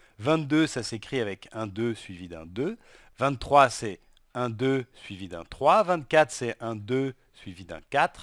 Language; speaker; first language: French; native; French